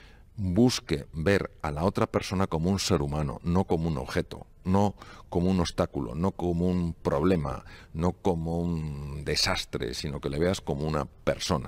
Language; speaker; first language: Spanish; native; Spanish